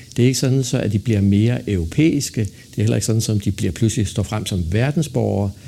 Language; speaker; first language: Danish; native; Danish